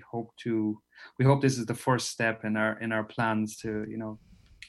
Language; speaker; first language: English; native; English